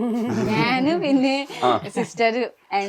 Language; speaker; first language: Malayalam; non-native, learner; Nepali